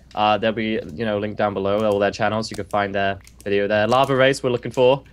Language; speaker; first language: English; native; English